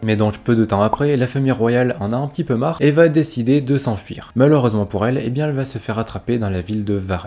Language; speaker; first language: French; native; French